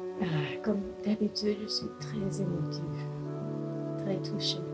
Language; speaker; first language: French; non-native, fluent; English